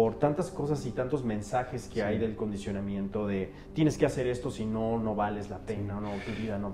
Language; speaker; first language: Spanish; native; Spanish